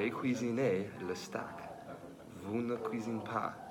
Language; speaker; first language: French; non-native, learner; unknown